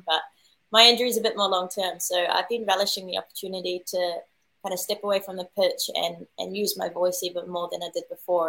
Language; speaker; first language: English; native; English